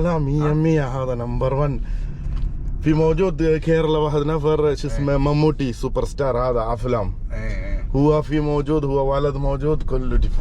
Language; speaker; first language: Arabic; non-native, learner; Malayalam